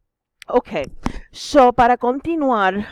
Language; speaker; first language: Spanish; non-native, fluent; English